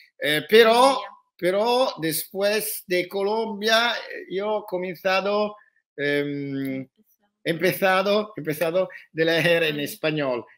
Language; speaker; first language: Spanish; non-native, learner; Italian